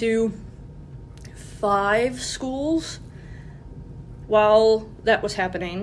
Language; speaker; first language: English; native; English